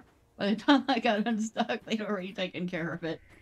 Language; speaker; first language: English; native; English